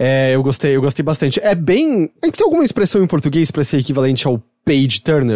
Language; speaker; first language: Portuguese; native; Portuguese